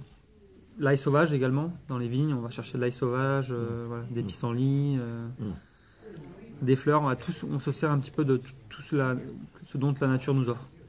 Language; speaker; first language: French; native; French